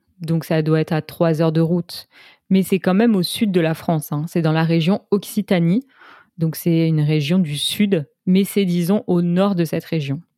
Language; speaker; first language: French; native; French